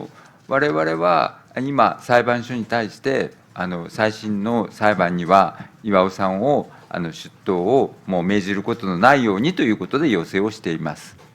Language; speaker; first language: Japanese; native; Japanese